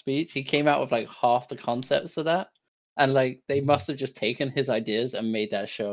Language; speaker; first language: English; native; English